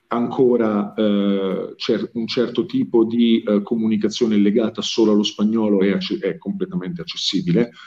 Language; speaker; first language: Italian; native; Italian